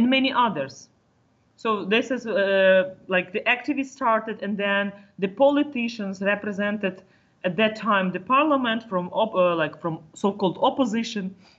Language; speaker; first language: English; non-native, fluent; Ukrainian